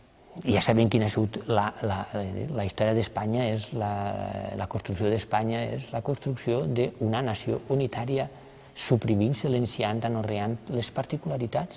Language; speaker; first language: Catalan; native; Catalan